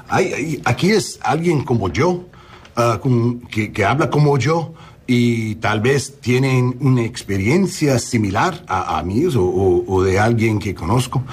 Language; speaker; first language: Spanish; early bilingual, heritage; English